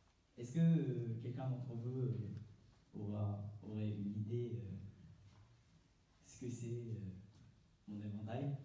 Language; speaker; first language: French; non-native, fluent; Japanese